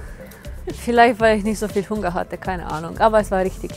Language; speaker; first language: German; non-native, fluent; Slovenian